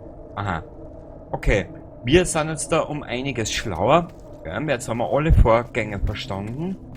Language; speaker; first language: German; native; German